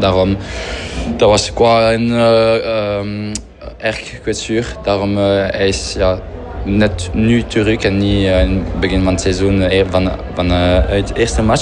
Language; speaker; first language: Dutch; non-native, fluent; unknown